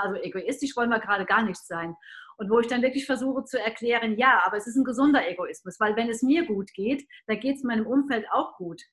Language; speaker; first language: German; native; German